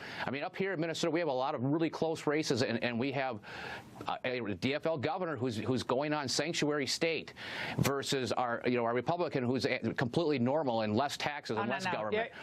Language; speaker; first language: English; native; English